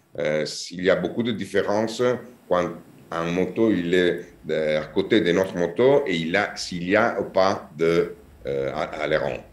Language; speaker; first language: French; non-native, learner; Italian